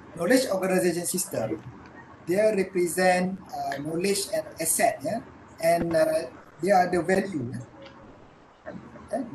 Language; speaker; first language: English; non-native, local second language; Malay